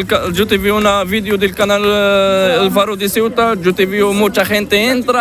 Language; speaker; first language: Spanish; non-native, learner; Arabic